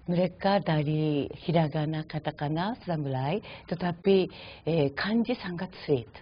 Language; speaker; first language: Indonesian; non-native, fluent; Japanese